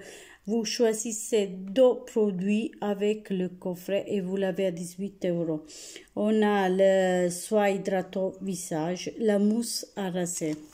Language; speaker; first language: French; non-native, fluent; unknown